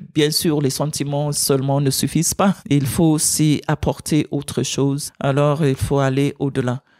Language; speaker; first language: French; non-native, fluent; English